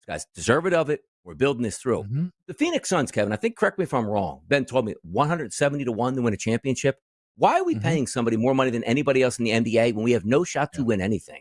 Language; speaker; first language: English; native; English